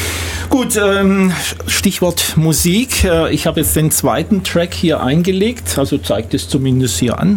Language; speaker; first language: German; native; German